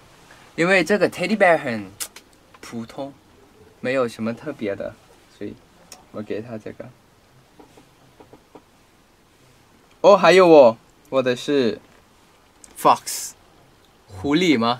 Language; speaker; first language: Chinese; non-native, fluent; Thai